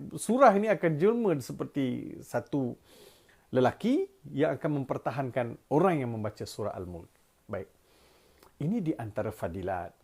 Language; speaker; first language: Malay; non-native, local second language; Tamil